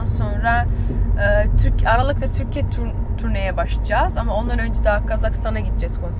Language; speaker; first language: Turkish; early bilingual, heritage; Turkish